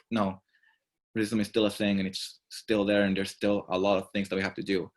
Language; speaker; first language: English; non-native, fluent; Spanish